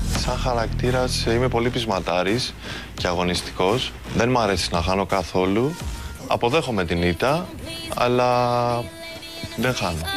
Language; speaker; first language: Greek; native; Greek